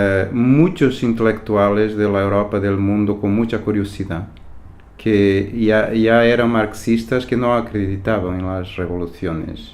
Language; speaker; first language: Spanish; non-native, fluent; Portuguese